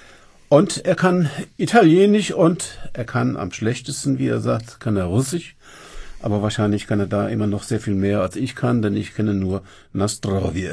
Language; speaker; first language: German; native; German